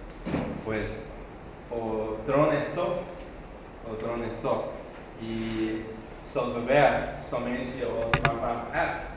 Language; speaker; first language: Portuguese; non-native, fluent; Chinese